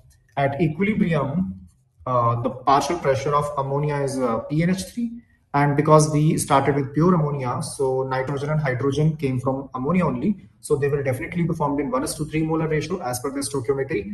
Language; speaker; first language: English; non-native, local second language; Hindi